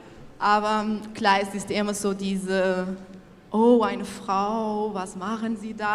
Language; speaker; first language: German; non-native, local second language; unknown